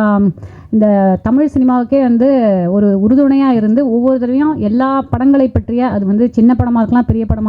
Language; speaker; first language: Tamil; native; Tamil